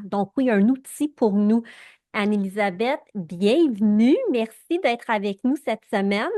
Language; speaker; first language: French; native; French